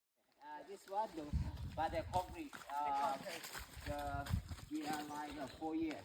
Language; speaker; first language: English; non-native, learner; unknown